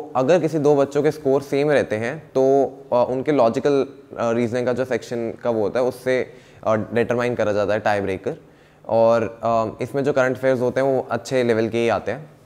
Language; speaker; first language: Hindi; native; Hindi